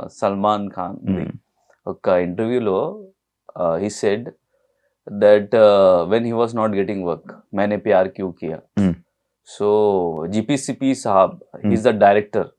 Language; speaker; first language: Telugu; non-native, learner; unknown